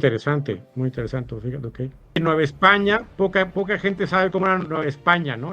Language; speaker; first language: Spanish; native; Spanish